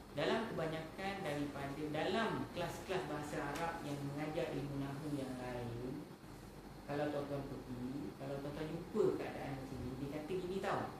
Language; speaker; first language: Malay; native; Malay